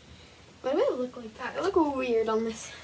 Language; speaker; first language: English; native; English